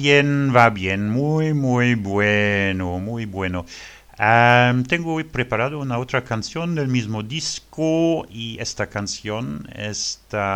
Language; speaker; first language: Spanish; non-native, learner; French